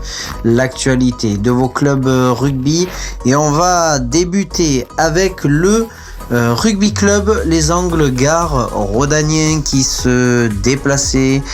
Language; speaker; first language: French; native; French